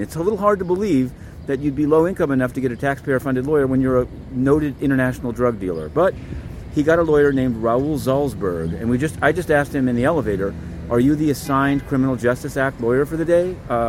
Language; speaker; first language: English; native; English